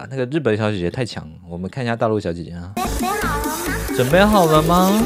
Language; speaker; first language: Chinese; native; Chinese